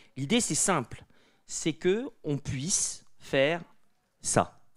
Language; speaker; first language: French; native; French